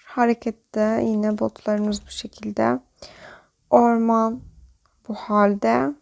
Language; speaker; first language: Turkish; native; Turkish